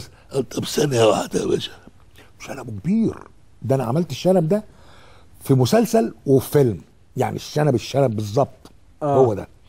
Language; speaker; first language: Arabic; native; Arabic